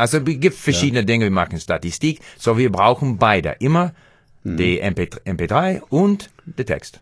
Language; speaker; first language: German; non-native, learner; English